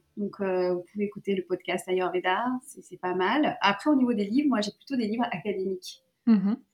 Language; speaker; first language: French; early bilingual, other home language; Sinhala